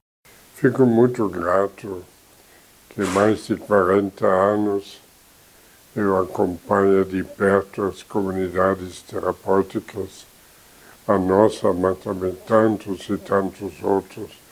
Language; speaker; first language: Portuguese; non-native, fluent; German